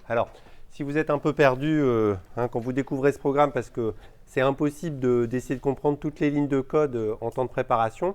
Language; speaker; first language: French; native; French